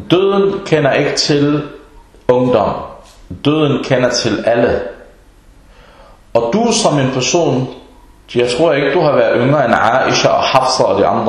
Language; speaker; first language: Danish; early bilingual, other home language; Arabic